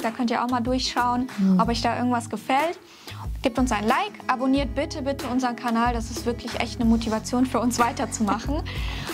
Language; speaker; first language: German; native; German